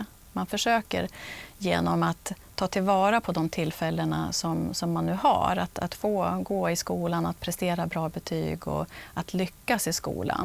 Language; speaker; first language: Swedish; native; Swedish